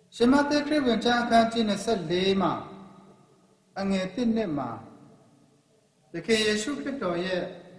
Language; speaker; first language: Burmese; non-native, local second language; Kachin